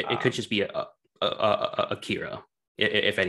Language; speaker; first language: English; native; English